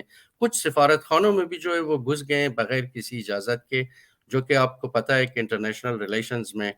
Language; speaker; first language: Hindi; non-native, fluent; Persian